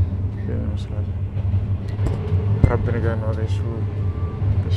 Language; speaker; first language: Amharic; non-native, local second language; Oromo